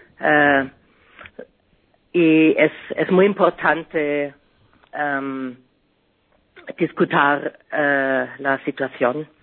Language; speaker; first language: Spanish; non-native, learner; German